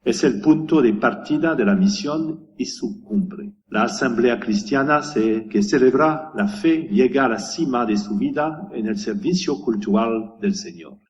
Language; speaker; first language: Spanish; non-native, learner; French